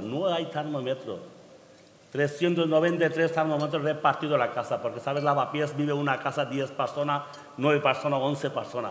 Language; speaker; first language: Spanish; non-native, learner; Bangla